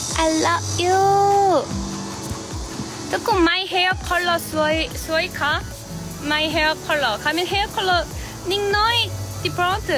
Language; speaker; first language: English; non-native, learner; Korean